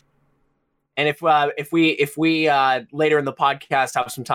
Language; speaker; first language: English; native; English